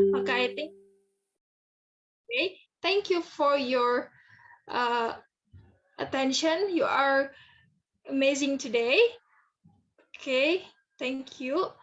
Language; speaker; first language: English; non-native, fluent; Indonesian